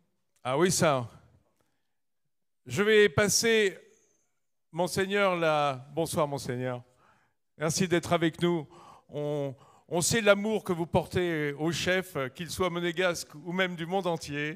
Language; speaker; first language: French; native; French